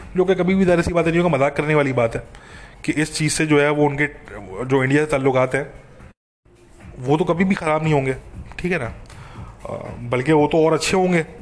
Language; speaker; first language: Hindi; native; Hindi